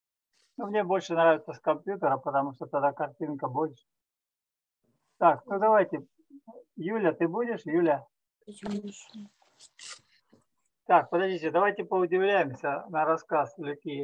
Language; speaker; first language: Russian; native; Russian